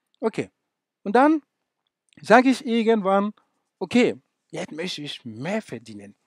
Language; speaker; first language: German; non-native, fluent; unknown